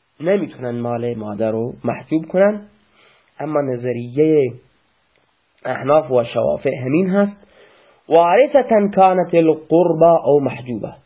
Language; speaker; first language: Persian; non-native, local second language; Baluchi